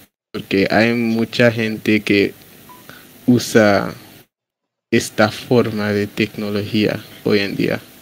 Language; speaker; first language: Spanish; non-native, learner; English